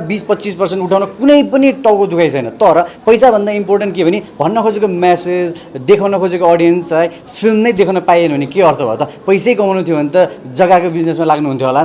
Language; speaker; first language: Nepali; native; Nepali